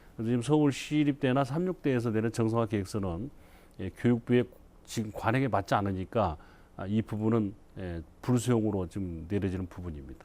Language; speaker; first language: Korean; native; Korean